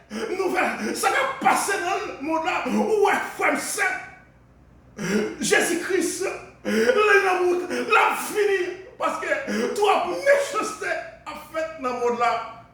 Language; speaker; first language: French; non-native, local second language; Haitian Creole